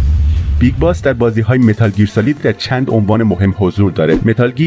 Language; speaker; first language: Persian; native; Persian